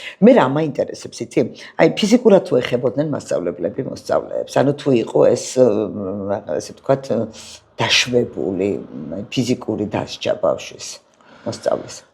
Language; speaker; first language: Georgian; native; Georgian